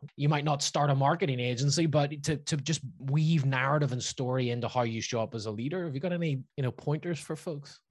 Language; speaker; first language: English; native; English